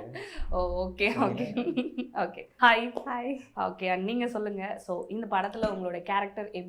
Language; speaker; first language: Tamil; native; Tamil